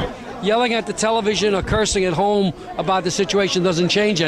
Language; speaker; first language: English; native; English